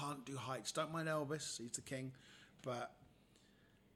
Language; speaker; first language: English; native; English